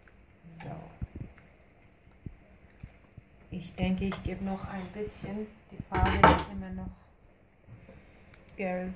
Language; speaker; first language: German; non-native, fluent; Persian